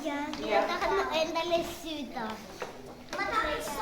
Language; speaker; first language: Estonian; non-native, local second language; Russian